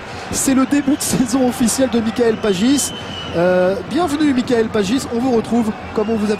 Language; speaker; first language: French; native; French